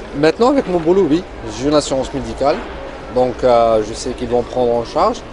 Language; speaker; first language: French; non-native, local second language; Arabic